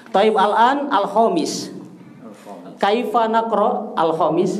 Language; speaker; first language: Arabic; non-native, fluent; Indonesian